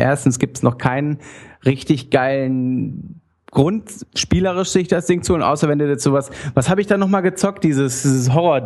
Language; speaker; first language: German; native; German